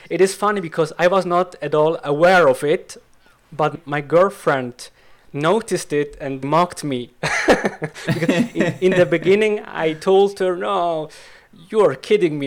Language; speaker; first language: English; non-native, fluent; Swiss German